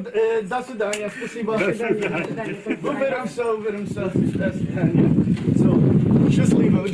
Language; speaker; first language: Russian; non-native, learner; English